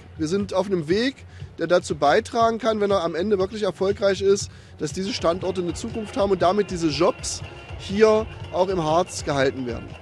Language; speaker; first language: German; native; German